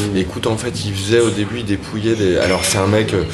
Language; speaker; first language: French; native; French